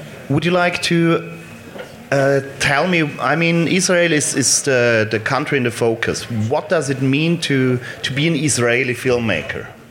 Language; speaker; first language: English; non-native, fluent; German